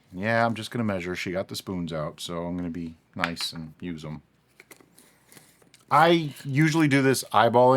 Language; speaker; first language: English; native; English